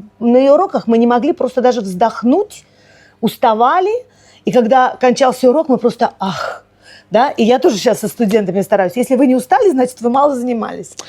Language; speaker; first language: Russian; native; Russian